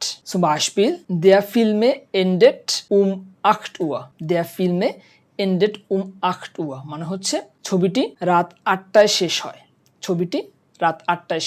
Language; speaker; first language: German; non-native, fluent; Bangla